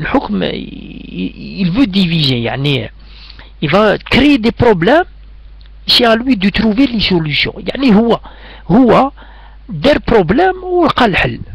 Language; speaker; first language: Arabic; native; Arabic